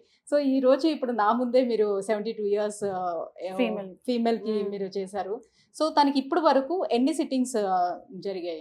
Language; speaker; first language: Telugu; native; Telugu